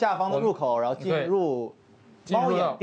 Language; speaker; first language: Chinese; native; Chinese